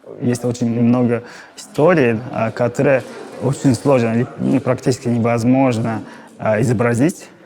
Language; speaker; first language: Russian; non-native, fluent; Japanese